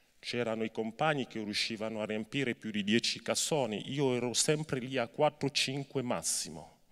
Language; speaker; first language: Italian; non-native, fluent; French